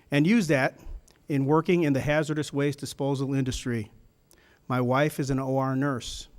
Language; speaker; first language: English; early bilingual, other home language; German